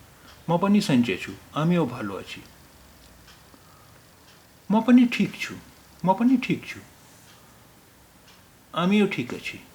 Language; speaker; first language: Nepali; non-native, fluent; Bangla